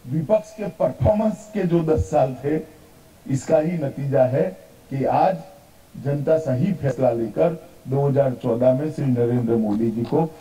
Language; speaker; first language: Hindi; non-native, local second language; Gujarati